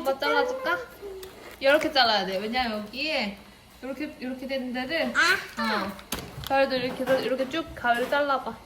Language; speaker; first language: Korean; native; Korean